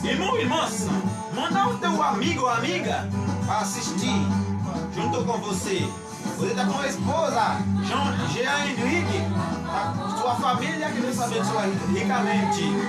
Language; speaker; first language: Portuguese; non-native, learner; Haitian Creole